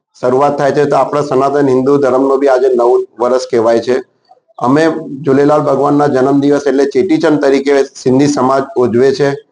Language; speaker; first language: Gujarati; non-native, local second language; Sindhi